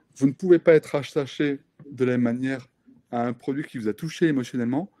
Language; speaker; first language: French; native; French